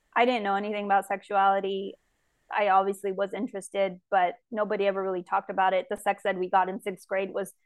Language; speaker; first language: English; native; English